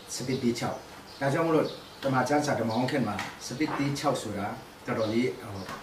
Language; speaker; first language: Burmese; non-native, local second language; Tedim Chin